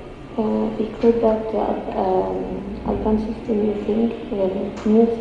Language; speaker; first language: English; non-native, learner; Arabic